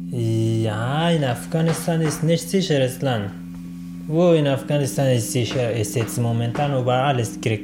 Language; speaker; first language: German; non-native, learner; Persian